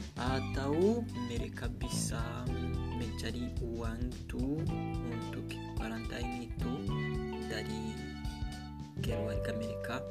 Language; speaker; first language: Indonesian; non-native, learner; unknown